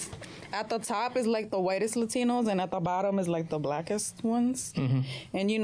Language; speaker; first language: English; non-native, fluent; Spanish